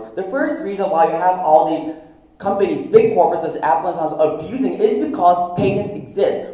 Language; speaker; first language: English; non-native, fluent; Korean